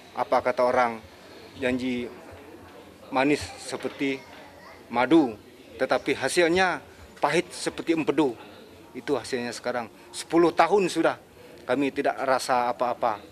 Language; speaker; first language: Malay; non-native, local second language; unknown